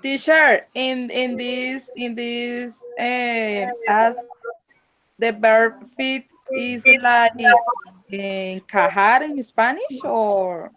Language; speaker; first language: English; non-native, learner; Spanish